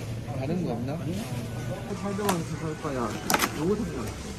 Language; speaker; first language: Korean; native; Korean